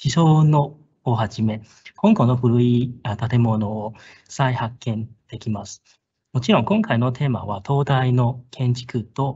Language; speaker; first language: Japanese; non-native, learner; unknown